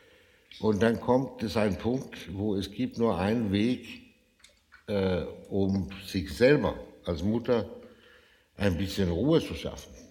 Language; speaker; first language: German; non-native, fluent; Danish